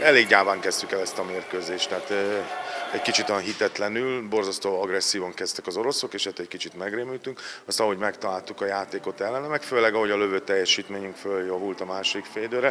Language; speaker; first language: Hungarian; native; Hungarian